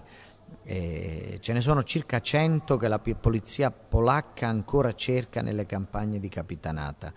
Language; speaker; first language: Italian; native; Italian